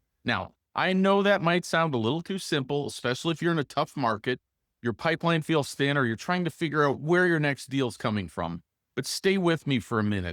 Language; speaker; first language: English; native; English